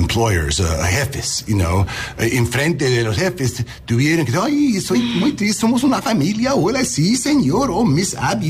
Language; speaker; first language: Spanish; early bilingual, heritage; English